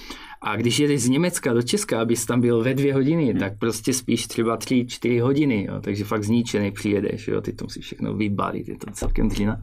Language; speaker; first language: Czech; native; Czech